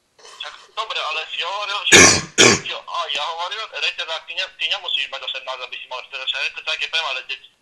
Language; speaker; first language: Slovak; non-native, fluent; Hungarian